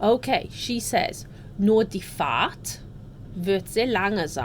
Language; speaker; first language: German; non-native, fluent; English